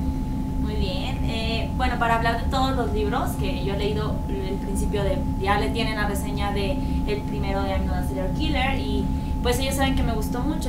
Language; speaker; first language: Spanish; native; Spanish